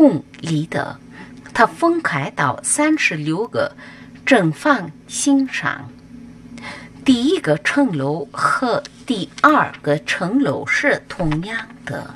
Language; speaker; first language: Chinese; non-native, fluent; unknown